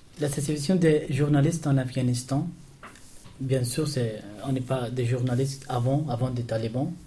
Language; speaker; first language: French; non-native, learner; Persian